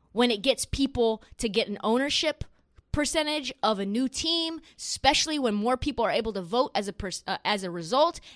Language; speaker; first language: English; native; English